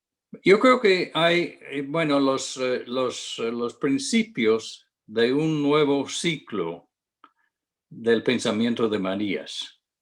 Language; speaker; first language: Spanish; non-native, fluent; English